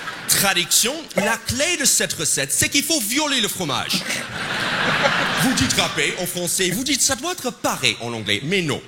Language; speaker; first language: French; non-native, fluent; English